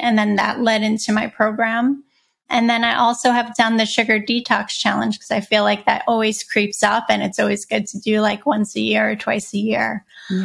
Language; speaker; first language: English; native; English